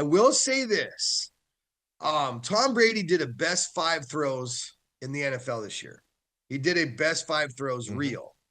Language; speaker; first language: English; native; English